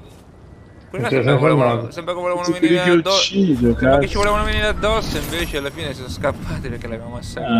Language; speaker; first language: Italian; native; Italian